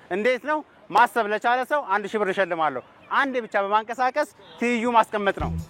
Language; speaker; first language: Amharic; native; Amharic